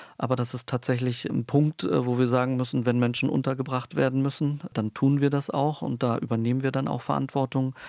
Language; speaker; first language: German; early bilingual, other home language; Turkish